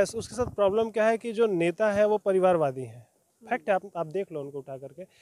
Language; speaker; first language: Hindi; native; Hindi